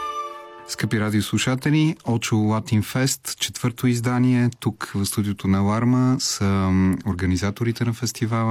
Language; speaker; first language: Bulgarian; native; Bulgarian